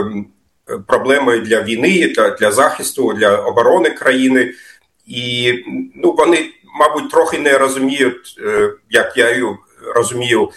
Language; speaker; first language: Ukrainian; non-native, fluent; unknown